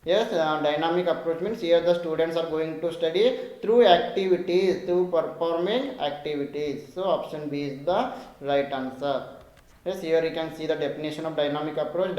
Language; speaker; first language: English; non-native, local second language; Kannada